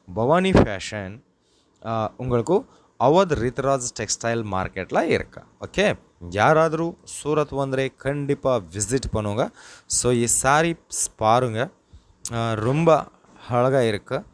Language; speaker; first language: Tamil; non-native, local second language; Kannada